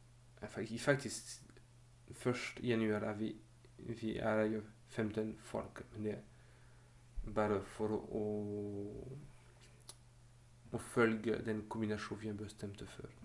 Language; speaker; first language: Norwegian; non-native, learner; French